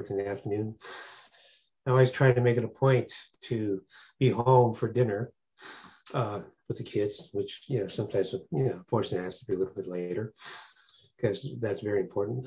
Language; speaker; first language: English; early bilingual, other home language; Cantonese